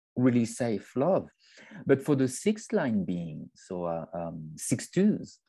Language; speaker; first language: English; non-native, fluent; French